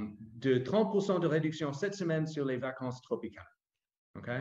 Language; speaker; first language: French; non-native, fluent; English